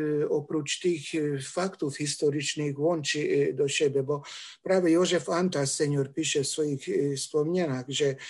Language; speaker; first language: Polish; non-native, fluent; Hungarian